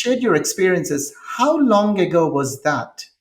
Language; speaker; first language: English; non-native, local second language; Telugu